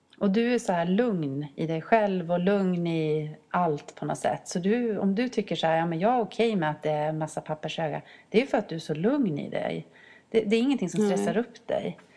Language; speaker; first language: Swedish; native; Swedish